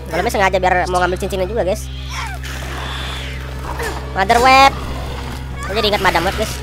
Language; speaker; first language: Indonesian; native; Indonesian